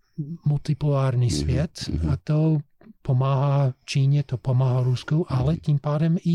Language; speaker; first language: Czech; non-native, fluent; English